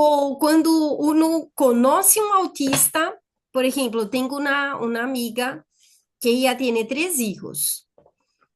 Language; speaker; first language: Spanish; non-native, fluent; Portuguese